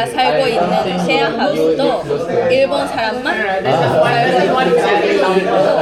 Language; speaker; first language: Korean; non-native, learner; Japanese